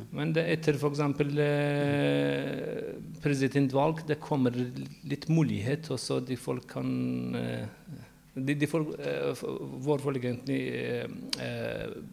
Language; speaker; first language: Norwegian; non-native, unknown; Central Kurdish